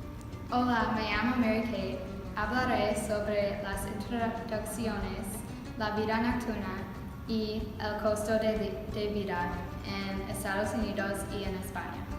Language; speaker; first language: Spanish; non-native, learner; English